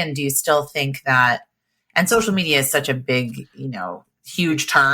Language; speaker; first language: English; native; English